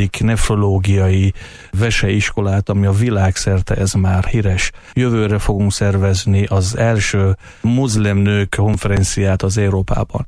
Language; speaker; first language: Hungarian; non-native, fluent; Persian